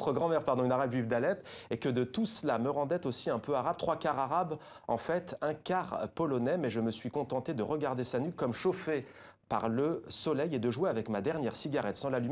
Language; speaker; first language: French; native; French